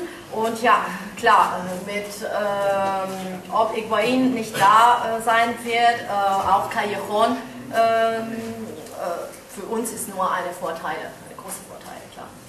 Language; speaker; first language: German; non-native, fluent; Italian